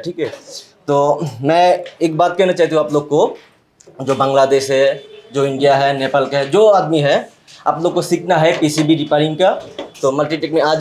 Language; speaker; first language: Hindi; non-native, fluent; Bangla